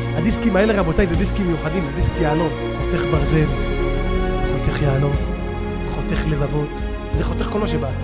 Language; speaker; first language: Hebrew; native; Hebrew